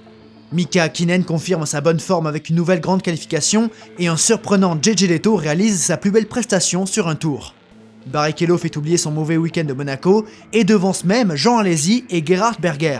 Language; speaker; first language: French; native; French